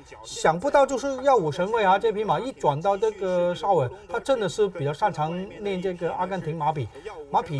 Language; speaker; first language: Chinese; native; Chinese